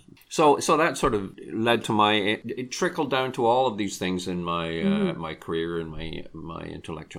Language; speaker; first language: English; native; English